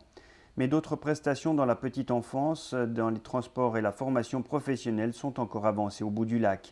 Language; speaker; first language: French; native; French